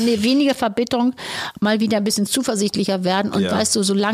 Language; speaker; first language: German; native; German